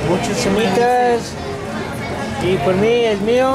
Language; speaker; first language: Spanish; non-native, learner; English